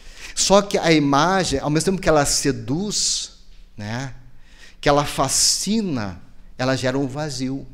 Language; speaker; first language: Portuguese; native; Portuguese